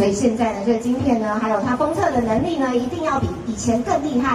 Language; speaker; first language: Chinese; native; Chinese